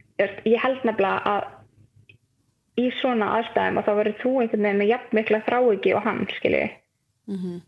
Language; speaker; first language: Icelandic; native; Icelandic